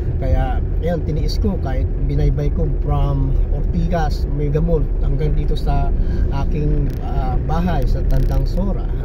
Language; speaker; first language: Filipino; non-native, local second language; Bikol